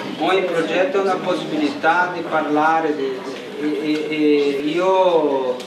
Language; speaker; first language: Italian; non-native, learner; Portuguese